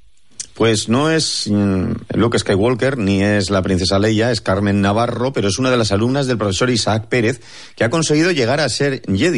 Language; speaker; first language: Spanish; native; Spanish